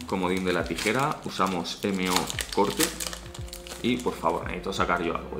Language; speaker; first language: Spanish; native; Spanish